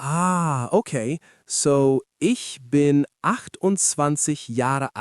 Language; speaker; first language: German; non-native, learner; English